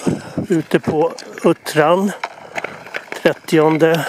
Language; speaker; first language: Swedish; native; Swedish